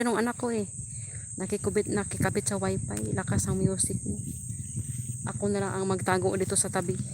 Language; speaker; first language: Filipino; non-native, local second language; Cebuano